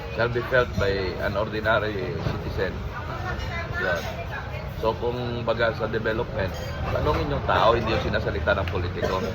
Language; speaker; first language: Filipino; non-native, local second language; Hiligaynon